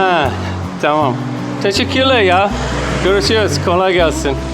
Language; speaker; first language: Turkish; non-native, learner; English